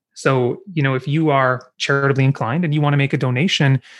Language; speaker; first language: English; native; English